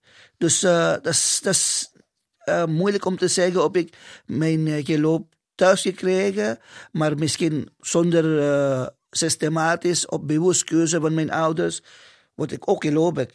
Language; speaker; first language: Dutch; non-native, fluent; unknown